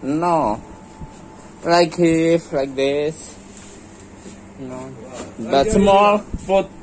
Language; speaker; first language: English; non-native, learner; Indonesian